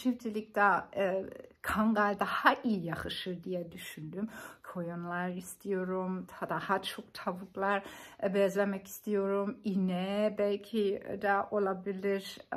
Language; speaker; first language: Turkish; non-native, learner; German